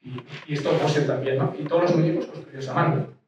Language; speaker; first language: Spanish; native; Spanish